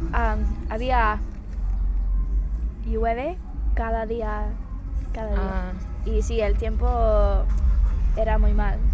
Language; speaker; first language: Spanish; non-native, fluent; English